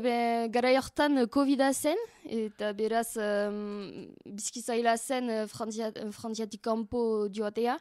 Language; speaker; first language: Basque; non-native, learner; French